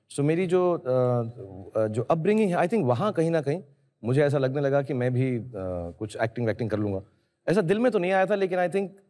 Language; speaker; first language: Hindi; native; Hindi